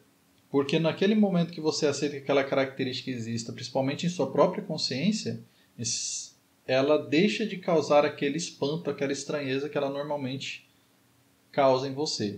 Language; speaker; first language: Portuguese; native; Portuguese